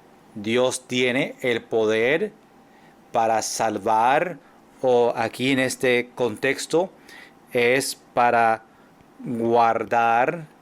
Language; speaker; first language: Spanish; non-native, fluent; English